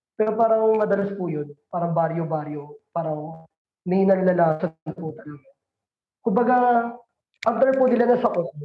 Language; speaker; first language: Filipino; native; Filipino